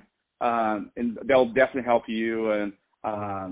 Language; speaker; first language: English; non-native, fluent; Portuguese